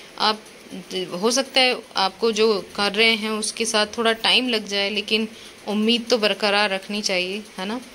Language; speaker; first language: Hindi; native; Hindi